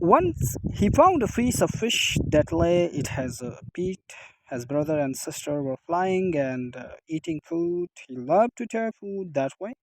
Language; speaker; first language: English; non-native, local second language; Urdu